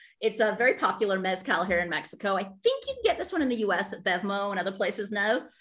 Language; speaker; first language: English; native; English